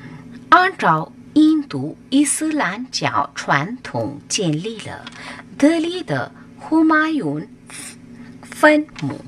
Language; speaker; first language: Chinese; non-native, fluent; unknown